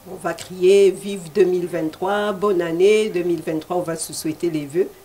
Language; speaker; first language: French; non-native, local second language; Lingala